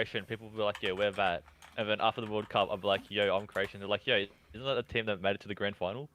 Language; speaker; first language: English; early bilingual, other home language; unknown